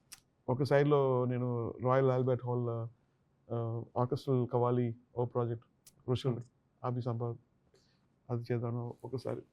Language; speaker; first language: Telugu; non-native, learner; Tamil